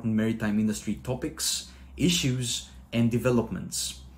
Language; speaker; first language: English; non-native, fluent; Greek